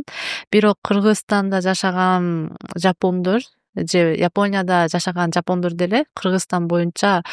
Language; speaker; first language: Kyrgyz; non-native, learner; Japanese